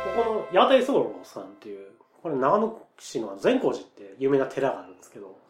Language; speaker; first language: Japanese; native; Japanese